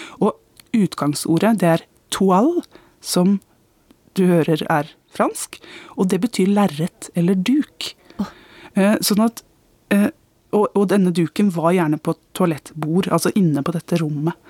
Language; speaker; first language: Norwegian; native; Norwegian